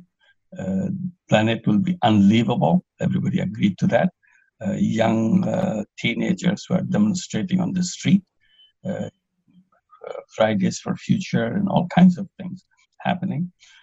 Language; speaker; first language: English; non-native, local second language; Bangla